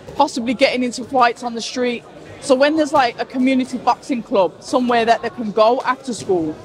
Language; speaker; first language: English; native; English